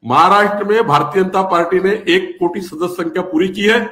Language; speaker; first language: Hindi; non-native, local second language; Marathi